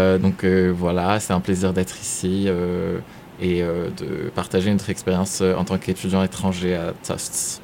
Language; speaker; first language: French; non-native, local second language; Arabic